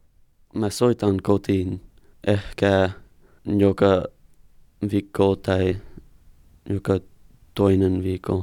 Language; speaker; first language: Finnish; non-native, learner; English